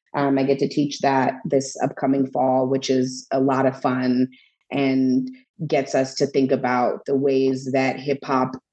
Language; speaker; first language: English; native; English